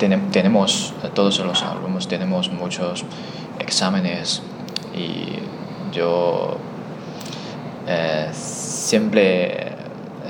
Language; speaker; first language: Spanish; non-native, learner; Chinese